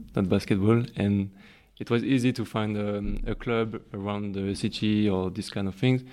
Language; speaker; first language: English; non-native, learner; French